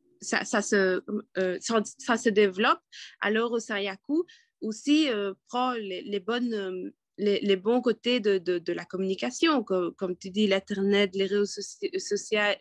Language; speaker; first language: French; non-native, fluent; Quechua